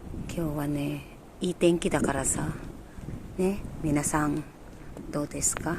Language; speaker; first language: Japanese; non-native, learner; Filipino